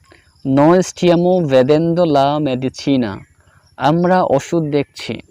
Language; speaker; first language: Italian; non-native, fluent; Bangla